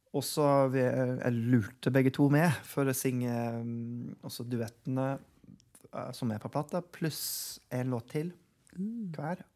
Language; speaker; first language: Norwegian; non-native, fluent; English